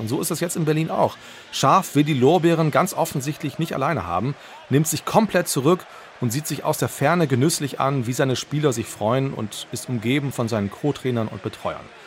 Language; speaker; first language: German; native; German